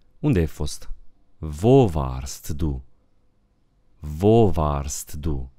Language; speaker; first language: German; non-native, fluent; Romanian